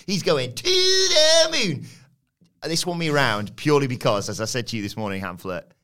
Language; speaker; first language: English; native; English